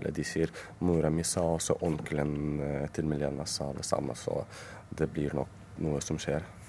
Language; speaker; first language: Norwegian; non-native, fluent; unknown